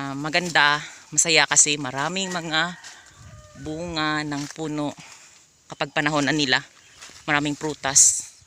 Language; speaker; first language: Filipino; non-native, local second language; Hiligaynon